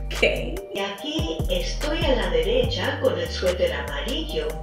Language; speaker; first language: Spanish; non-native, fluent; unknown